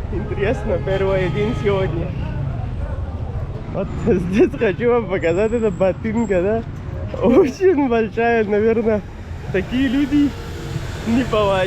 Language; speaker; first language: Russian; non-native, learner; Pashto